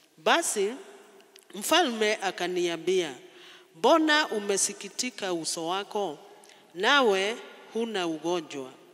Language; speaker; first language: Swahili; non-native, local second language; Kikuyu